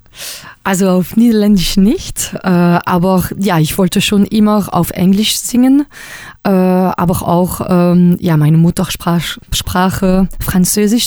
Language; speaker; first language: German; non-native, local second language; French